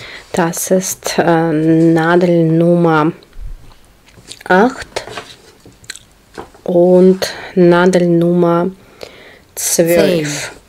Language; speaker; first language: German; non-native, learner; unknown